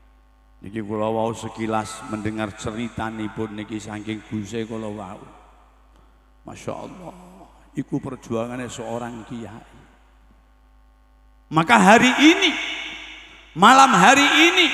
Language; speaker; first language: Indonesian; non-native, local second language; Javanese